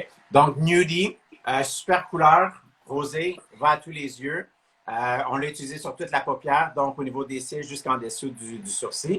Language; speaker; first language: French; native; French